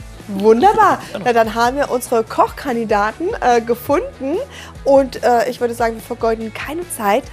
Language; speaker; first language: German; native; German